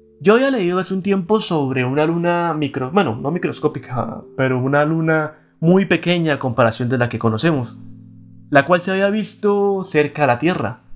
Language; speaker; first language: Spanish; native; Spanish